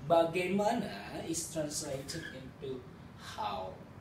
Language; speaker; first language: English; non-native, fluent; Indonesian